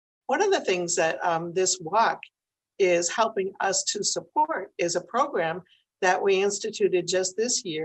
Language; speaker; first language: English; native; English